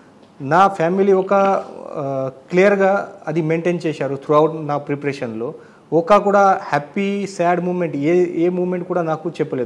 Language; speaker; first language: Telugu; non-native, learner; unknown